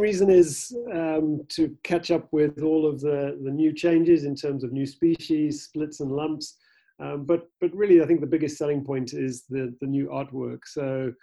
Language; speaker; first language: English; native; English